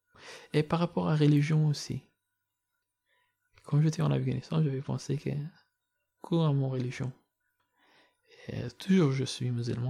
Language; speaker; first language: French; non-native, learner; Persian